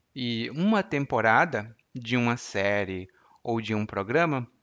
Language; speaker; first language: Portuguese; native; Portuguese